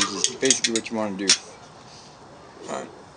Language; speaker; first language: English; native; English